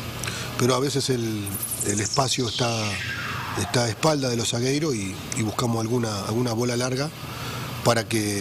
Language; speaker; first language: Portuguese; non-native, learner; Spanish